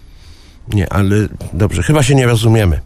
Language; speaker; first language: Polish; native; Polish